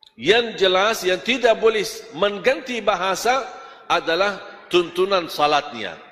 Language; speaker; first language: Malay; non-native, fluent; Arabic